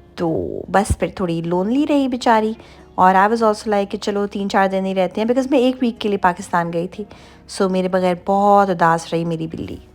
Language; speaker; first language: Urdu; native; Urdu